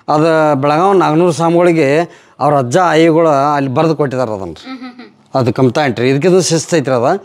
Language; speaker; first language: Kannada; native; Kannada